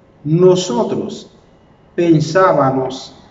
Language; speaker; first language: Spanish; non-native, fluent; Haitian Creole